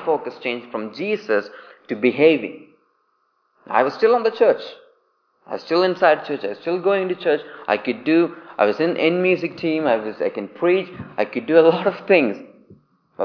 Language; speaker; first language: English; non-native, local second language; Malayalam